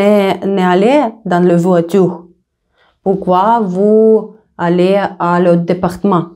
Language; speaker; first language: French; non-native, learner; Russian